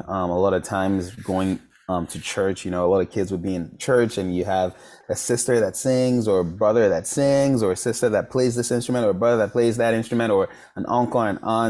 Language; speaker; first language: English; non-native, local second language; Yoruba